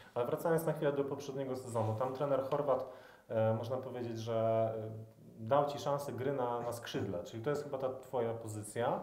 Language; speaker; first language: Polish; native; Polish